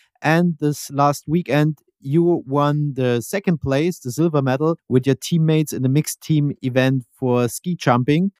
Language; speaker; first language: English; non-native, fluent; German